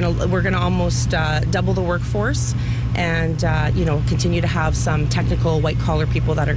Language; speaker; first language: English; native; English